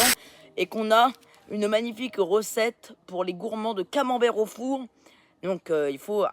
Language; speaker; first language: French; native; French